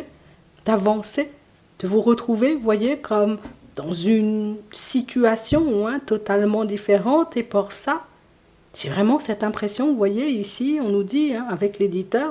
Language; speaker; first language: French; native; French